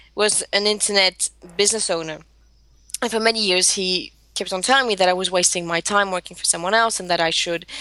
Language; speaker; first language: English; non-native, fluent; Greek